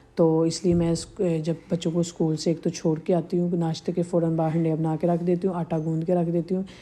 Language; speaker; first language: Urdu; native; Urdu